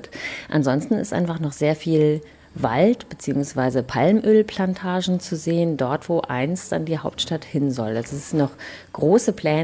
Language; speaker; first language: German; native; German